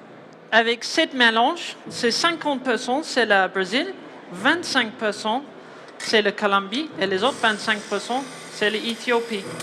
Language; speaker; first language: French; non-native, learner; English